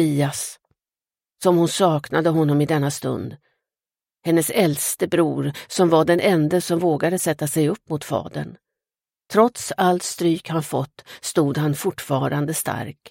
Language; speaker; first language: Swedish; native; Swedish